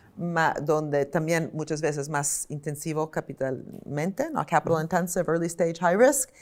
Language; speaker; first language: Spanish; non-native, fluent; Italian